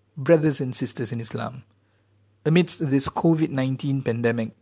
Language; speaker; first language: English; non-native, local second language; Malay